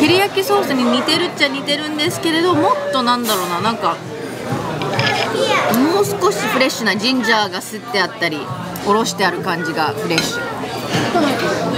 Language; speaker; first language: Japanese; native; Japanese